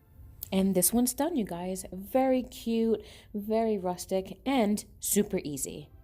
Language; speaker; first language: English; native; English